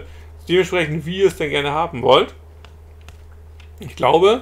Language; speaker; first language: German; native; German